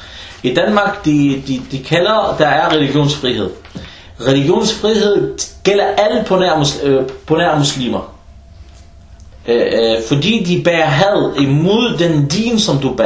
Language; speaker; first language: Danish; early bilingual, other home language; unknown